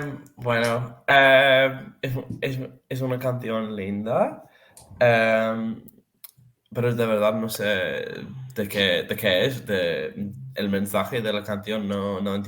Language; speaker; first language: Spanish; non-native, fluent; Serbian